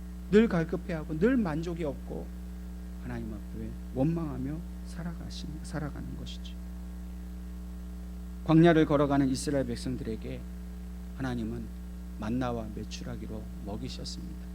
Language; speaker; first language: Korean; native; Korean